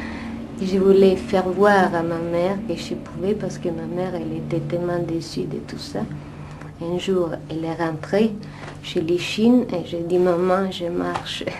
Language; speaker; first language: French; non-native, fluent; Italian